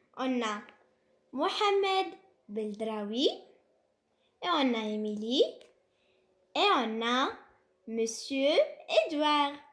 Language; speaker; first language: French; non-native, local second language; Arabic